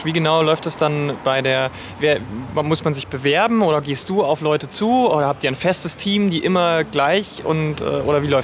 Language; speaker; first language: German; native; German